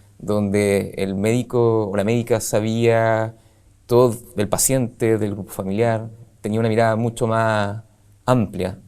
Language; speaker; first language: Spanish; native; Spanish